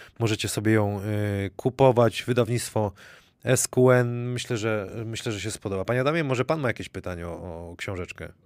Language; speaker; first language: Polish; native; Polish